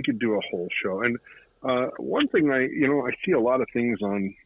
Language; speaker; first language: English; native; English